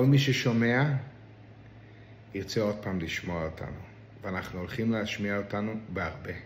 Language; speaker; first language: Hebrew; non-native, local second language; Yiddish